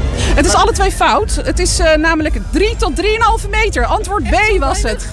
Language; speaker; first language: Dutch; native; Dutch